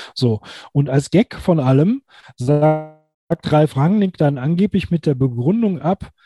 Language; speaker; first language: German; native; German